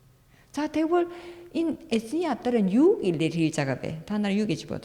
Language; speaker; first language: Mongolian; non-native, fluent; Korean